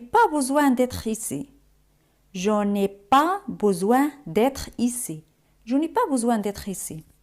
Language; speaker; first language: French; non-native, fluent; Spanish